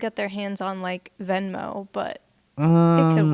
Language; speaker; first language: English; native; English